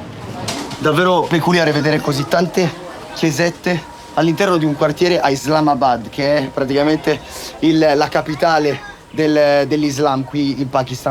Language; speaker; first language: Italian; native; Italian